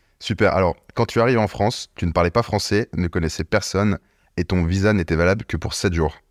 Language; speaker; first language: French; native; French